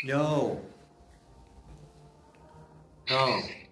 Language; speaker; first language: Korean; native; Korean